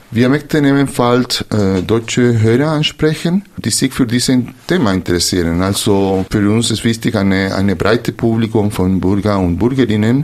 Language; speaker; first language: German; non-native, fluent; Spanish